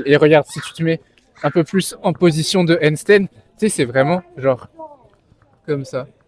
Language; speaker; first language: French; native; French